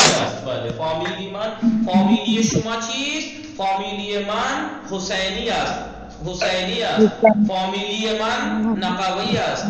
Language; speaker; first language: Persian; non-native, fluent; Urdu